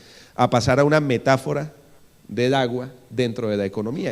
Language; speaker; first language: Spanish; native; Spanish